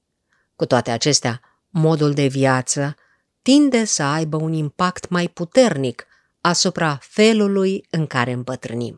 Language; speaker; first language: Romanian; native; Romanian